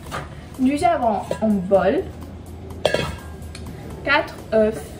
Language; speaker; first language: French; non-native, learner; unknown